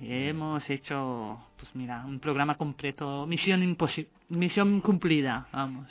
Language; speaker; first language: Spanish; non-native, fluent; Japanese